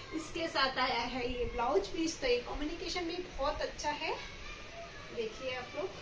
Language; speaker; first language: Hindi; non-native, local second language; Gujarati